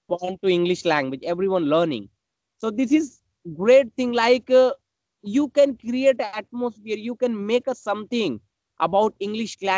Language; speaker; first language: English; non-native, learner; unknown